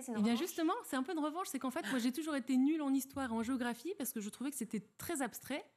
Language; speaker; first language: French; native; French